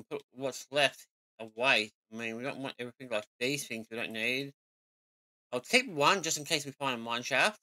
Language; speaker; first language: English; native; English